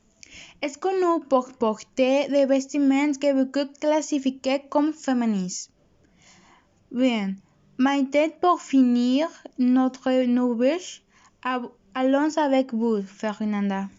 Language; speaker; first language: French; non-native, learner; Spanish